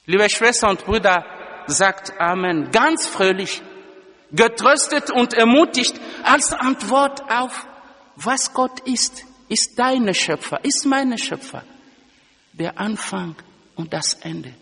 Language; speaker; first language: German; non-native, fluent; Lingala